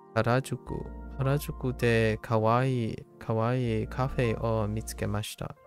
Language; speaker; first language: Japanese; non-native, learner; English